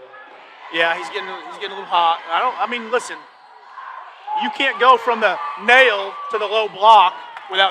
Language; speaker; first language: English; native; English